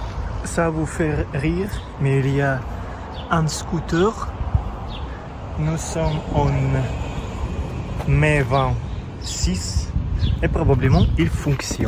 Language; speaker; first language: French; non-native, fluent; Russian